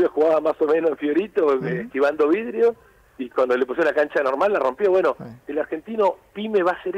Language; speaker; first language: Spanish; native; Spanish